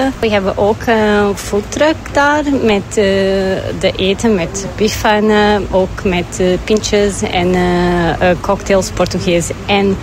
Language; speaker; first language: Dutch; non-native, learner; Portuguese